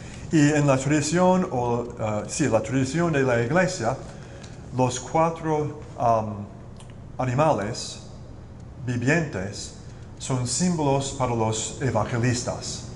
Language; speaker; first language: Spanish; non-native, learner; English